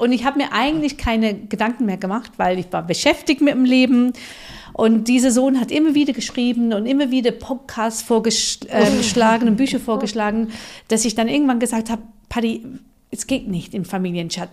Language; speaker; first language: German; non-native, fluent; English